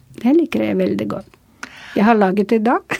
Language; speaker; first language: Norwegian; non-native, fluent; Russian